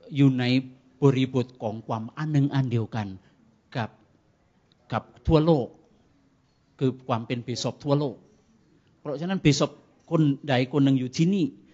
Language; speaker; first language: Thai; non-native, fluent; Indonesian